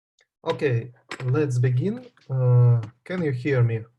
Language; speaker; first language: English; non-native, fluent; Russian